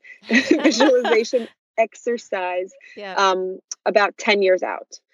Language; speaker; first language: English; early bilingual, other home language; Russian